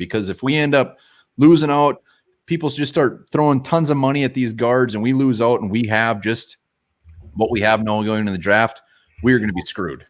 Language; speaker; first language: English; native; English